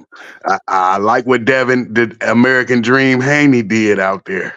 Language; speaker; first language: English; native; English